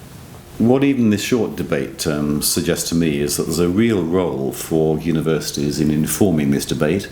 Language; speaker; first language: English; native; English